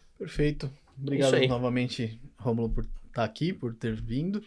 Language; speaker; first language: Portuguese; native; Portuguese